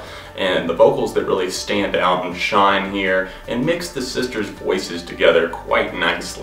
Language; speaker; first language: English; native; English